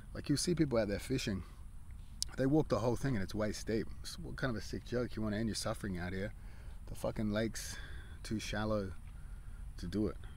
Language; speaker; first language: English; native; English